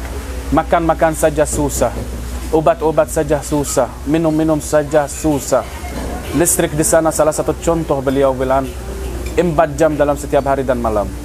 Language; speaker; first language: Indonesian; non-native, fluent; Arabic